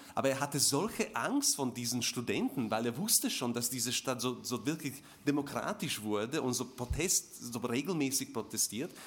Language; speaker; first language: German; non-native, fluent; Slovak